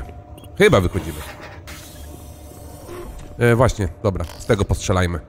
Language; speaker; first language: Polish; native; Polish